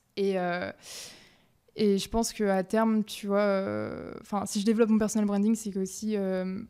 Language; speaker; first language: French; native; French